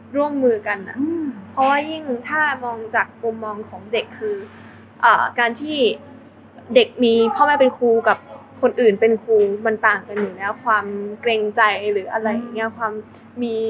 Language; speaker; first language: Thai; early bilingual, other home language; German